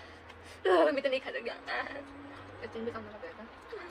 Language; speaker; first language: Hindi; non-native, local second language; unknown